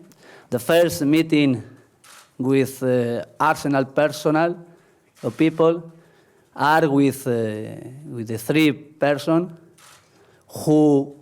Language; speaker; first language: English; non-native, learner; Spanish